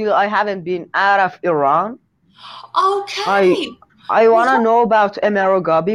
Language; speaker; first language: English; non-native, learner; Persian